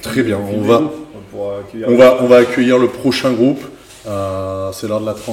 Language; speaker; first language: French; native; French